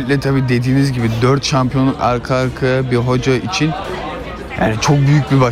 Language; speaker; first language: Turkish; early bilingual, heritage; Turkish